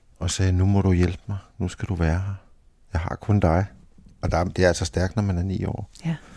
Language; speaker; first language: Danish; native; Danish